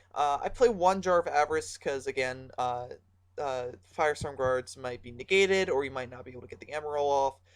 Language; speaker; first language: English; native; English